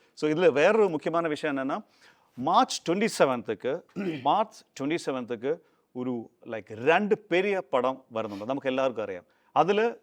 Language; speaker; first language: Tamil; non-native, fluent; Malayalam